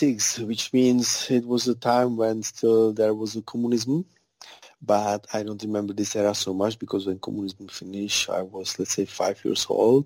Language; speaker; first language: English; non-native, fluent; Czech